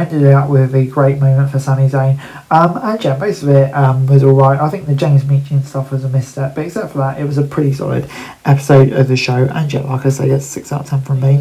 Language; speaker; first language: English; native; English